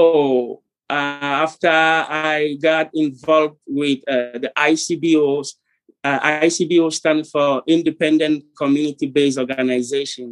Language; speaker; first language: English; non-native, local second language; Ewe